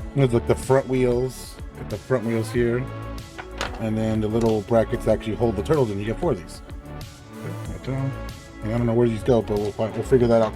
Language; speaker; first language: English; native; English